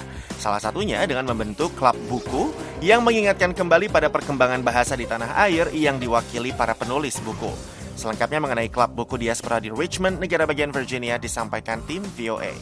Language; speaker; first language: Indonesian; native; Indonesian